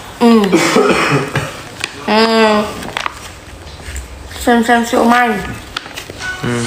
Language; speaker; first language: Vietnamese; non-native, learner; Indonesian